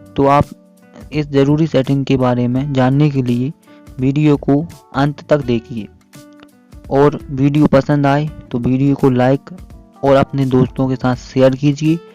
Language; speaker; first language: Hindi; native; Hindi